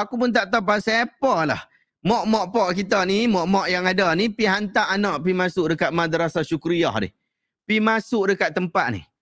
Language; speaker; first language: Malay; native; Malay